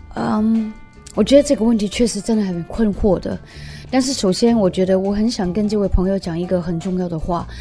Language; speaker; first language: Chinese; non-native, fluent; Cantonese